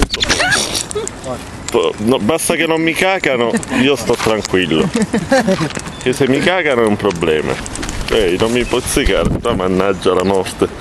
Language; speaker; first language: Italian; native; Italian